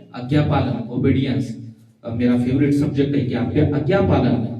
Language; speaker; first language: Hindi; non-native, local second language; Marathi